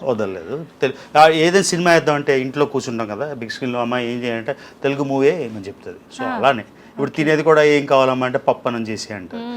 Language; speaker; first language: Telugu; native; Telugu